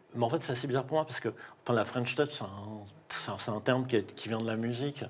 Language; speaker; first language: French; native; French